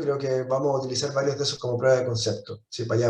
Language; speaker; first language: Spanish; native; Spanish